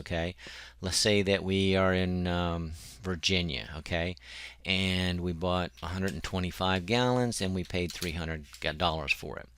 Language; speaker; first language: English; native; English